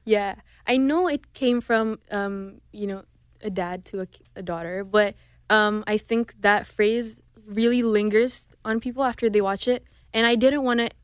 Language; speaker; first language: English; non-native, fluent; Indonesian